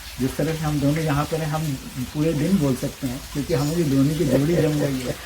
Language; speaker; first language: Hindi; non-native, local second language; Marathi